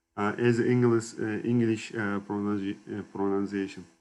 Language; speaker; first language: English; non-native, learner; Turkish